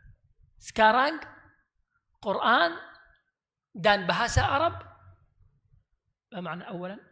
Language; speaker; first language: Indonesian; non-native, learner; Arabic